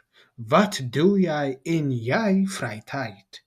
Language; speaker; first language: Dutch; non-native, learner; Tigrinya